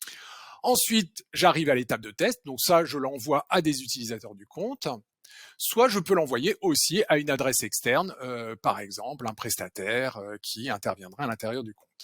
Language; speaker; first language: French; native; French